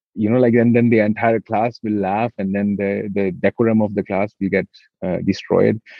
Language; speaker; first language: English; non-native, local second language; Hindi